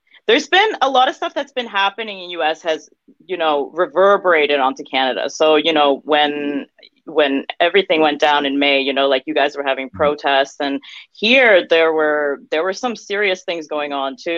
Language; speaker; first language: English; early bilingual, other home language; Russian